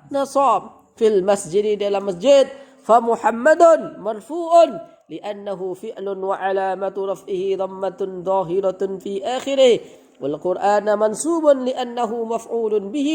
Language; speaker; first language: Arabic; non-native, fluent; Indonesian